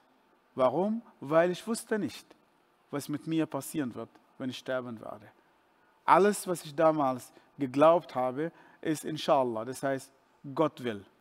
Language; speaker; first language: German; non-native, fluent; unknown